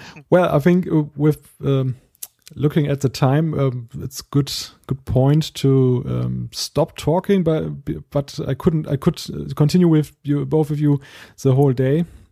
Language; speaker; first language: English; non-native, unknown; German